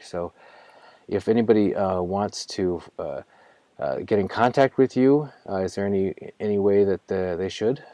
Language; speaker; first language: English; native; English